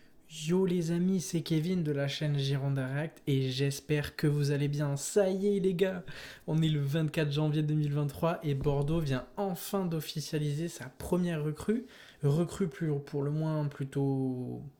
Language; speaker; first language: French; native; French